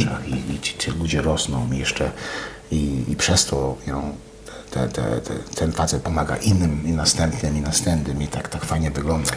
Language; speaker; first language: Polish; non-native, fluent; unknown